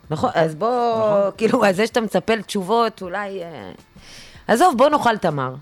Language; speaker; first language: Hebrew; native; Hebrew